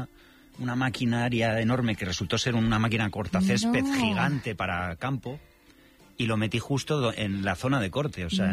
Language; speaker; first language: Spanish; native; Spanish